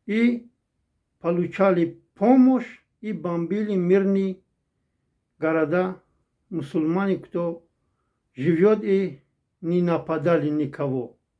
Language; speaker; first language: Russian; non-native, fluent; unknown